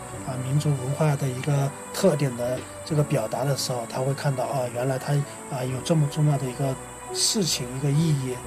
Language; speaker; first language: Chinese; native; Chinese